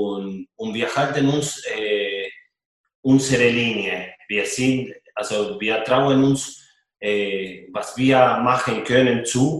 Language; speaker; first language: German; non-native, fluent; Spanish